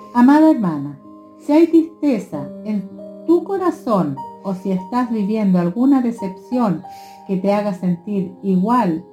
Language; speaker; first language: Spanish; native; Spanish